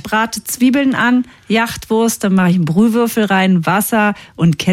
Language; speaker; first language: German; native; German